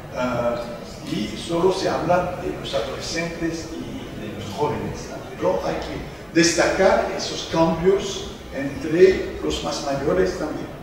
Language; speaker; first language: Spanish; non-native, fluent; French